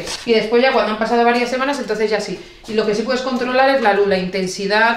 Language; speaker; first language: Spanish; native; Spanish